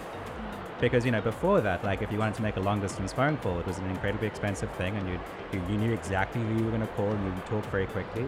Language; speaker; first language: English; native; English